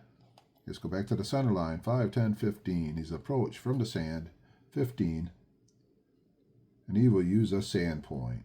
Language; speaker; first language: English; native; English